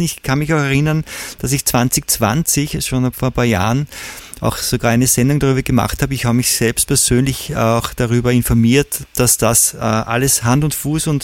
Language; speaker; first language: German; native; German